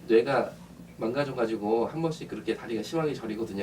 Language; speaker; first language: Korean; native; Korean